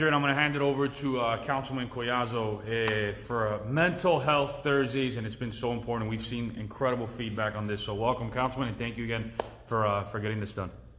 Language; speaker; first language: English; early bilingual, other home language; Spanish